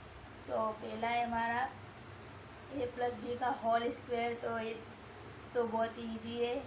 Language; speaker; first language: Hindi; native; Hindi